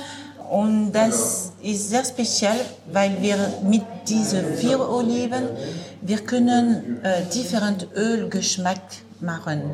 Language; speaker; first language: German; non-native, learner; French